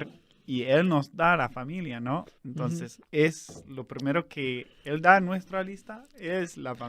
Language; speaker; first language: Spanish; non-native, fluent; English